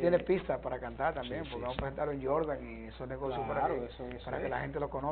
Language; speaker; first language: Spanish; native; Spanish